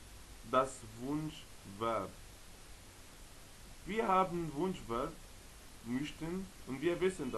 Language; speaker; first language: German; non-native, fluent; Arabic